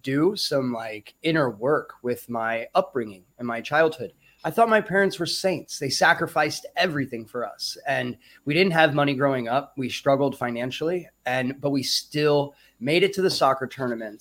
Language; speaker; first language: English; native; English